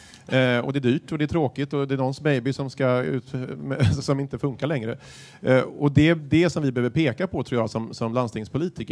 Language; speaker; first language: Swedish; native; Swedish